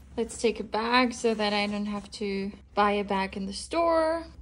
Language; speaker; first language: English; non-native, fluent; German